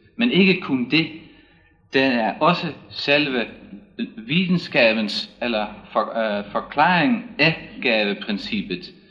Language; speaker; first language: Danish; non-native, fluent; Dutch